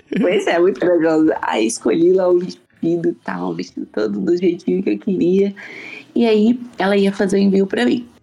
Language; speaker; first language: Portuguese; native; Portuguese